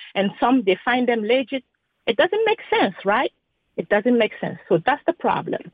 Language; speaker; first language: English; non-native, fluent; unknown